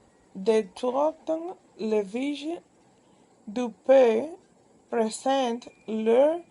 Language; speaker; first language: French; non-native, learner; Spanish